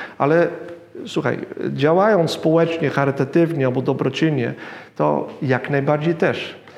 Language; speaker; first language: Polish; non-native, fluent; Dutch